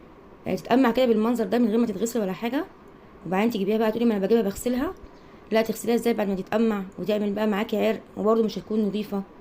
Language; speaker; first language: Arabic; native; Arabic